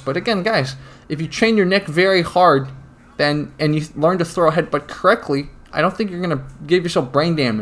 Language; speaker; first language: English; native; English